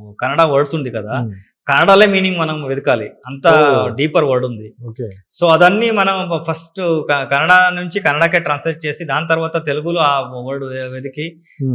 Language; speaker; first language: Telugu; non-native, learner; Kannada